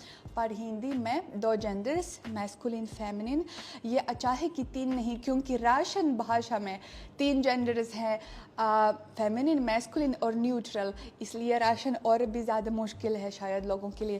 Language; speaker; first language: Hindi; non-native, fluent; Russian